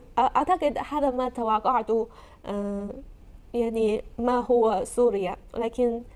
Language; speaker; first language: Arabic; non-native, learner; Chinese